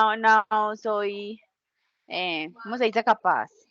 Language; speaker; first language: Portuguese; non-native, learner; Spanish